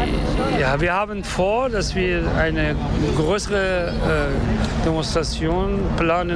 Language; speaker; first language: German; non-native, learner; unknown